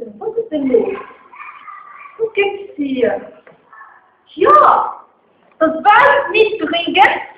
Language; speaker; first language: German; non-native, learner; Arabic